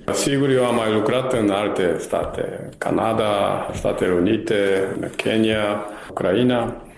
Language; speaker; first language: Romanian; non-native, fluent; Japanese